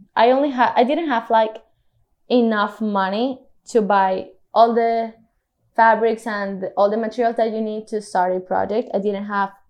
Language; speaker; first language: English; non-native, fluent; Spanish